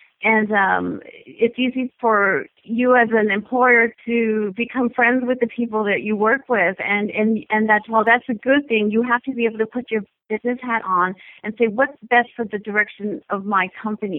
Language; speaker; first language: English; native; English